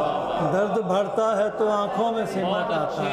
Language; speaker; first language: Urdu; non-native, local second language; Punjabi